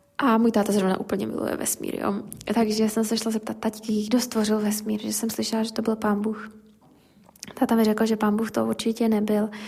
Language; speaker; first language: Czech; native; Czech